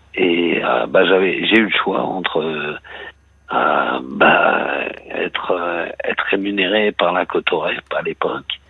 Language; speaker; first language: French; native; French